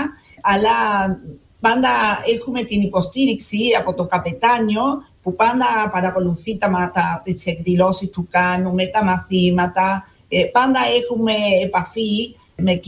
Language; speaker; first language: Greek; non-native, fluent; Spanish